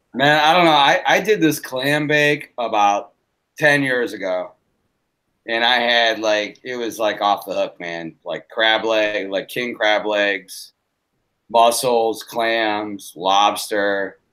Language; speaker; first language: English; native; English